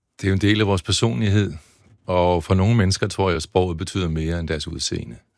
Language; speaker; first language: Danish; native; Danish